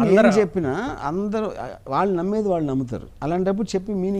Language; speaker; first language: Telugu; native; Telugu